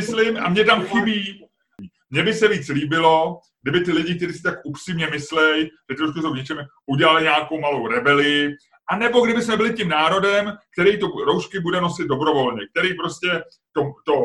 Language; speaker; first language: Czech; native; Czech